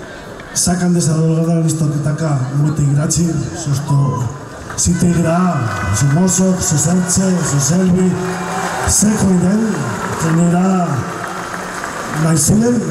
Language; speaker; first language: Macedonian; non-native, learner; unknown